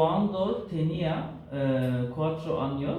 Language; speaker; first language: Spanish; non-native, learner; Turkish